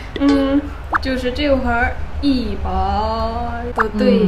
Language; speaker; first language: Chinese; non-native, fluent; Thai